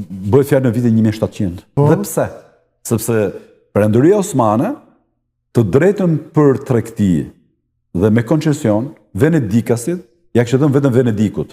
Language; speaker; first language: Albanian; native; Albanian